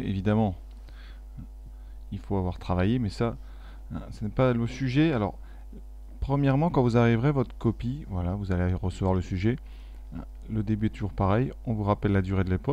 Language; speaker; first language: French; native; French